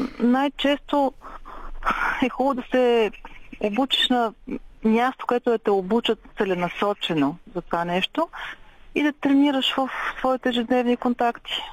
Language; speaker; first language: Bulgarian; native; Bulgarian